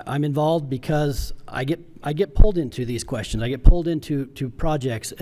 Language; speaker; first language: English; native; English